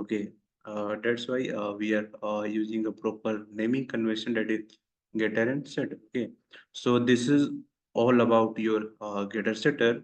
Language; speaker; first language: English; non-native, local second language; Hindi